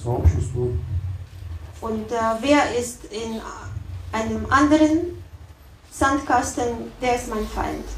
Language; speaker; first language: German; non-native, learner; Russian